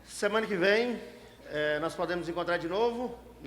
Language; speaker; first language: Portuguese; native; Portuguese